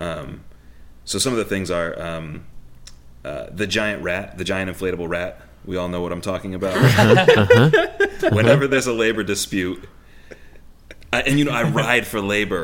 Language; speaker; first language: English; native; English